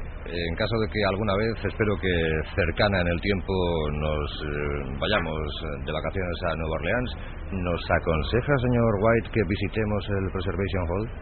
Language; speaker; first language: Spanish; native; Spanish